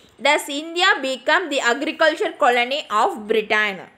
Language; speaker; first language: English; non-native, local second language; Tamil